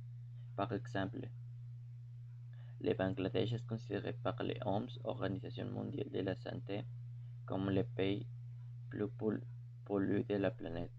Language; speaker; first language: French; non-native, learner; Spanish